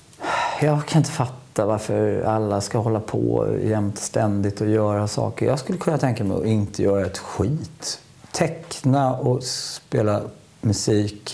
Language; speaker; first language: Swedish; native; Swedish